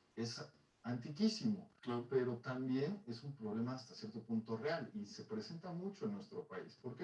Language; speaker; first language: Spanish; native; Spanish